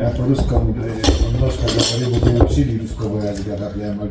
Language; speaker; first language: Russian; non-native, learner; Polish